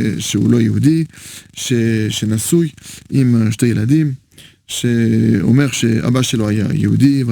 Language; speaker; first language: Hebrew; non-native, fluent; French